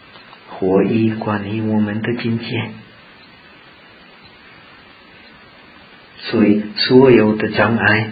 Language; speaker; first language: Chinese; non-native, fluent; Czech